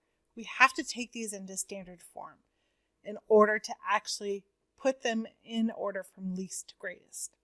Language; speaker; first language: English; native; English